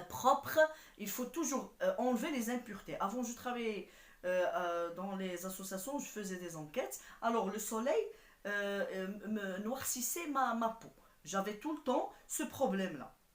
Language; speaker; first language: French; non-native, local second language; Arabic